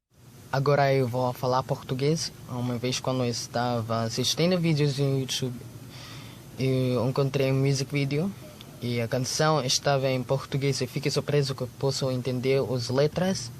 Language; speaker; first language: Portuguese; non-native, learner; Filipino